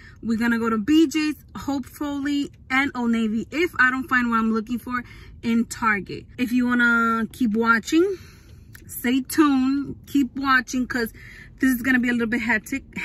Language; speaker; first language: English; early bilingual, other home language; Spanish